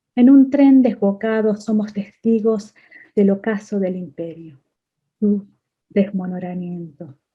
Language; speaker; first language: Spanish; native; Spanish